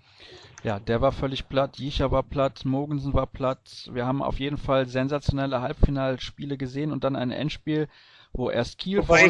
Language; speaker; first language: German; native; German